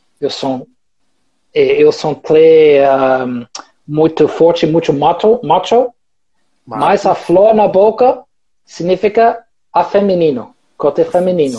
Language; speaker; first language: Portuguese; non-native, learner; English